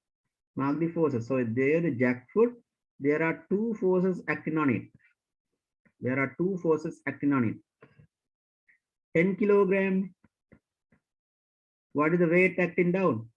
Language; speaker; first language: English; non-native, local second language; Sinhala